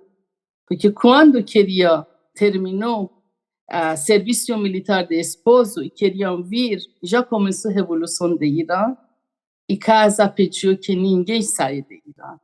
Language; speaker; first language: Portuguese; non-native, learner; Persian